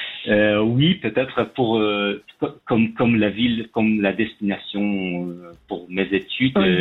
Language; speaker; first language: French; non-native, fluent; Persian